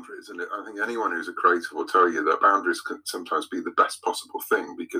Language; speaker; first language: English; native; English